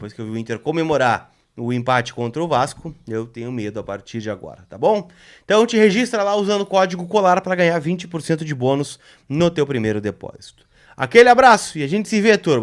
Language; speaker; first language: Portuguese; native; Portuguese